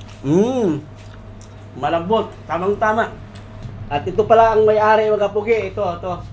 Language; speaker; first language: Filipino; native; Filipino